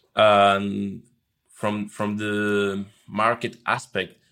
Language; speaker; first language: English; non-native, fluent; Spanish